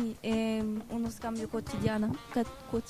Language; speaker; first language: Italian; non-native, learner; French